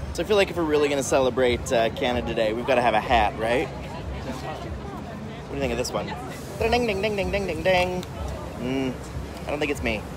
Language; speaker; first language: English; native; English